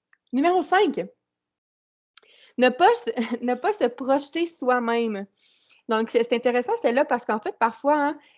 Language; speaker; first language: French; native; French